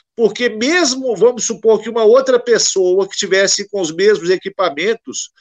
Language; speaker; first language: Portuguese; native; Portuguese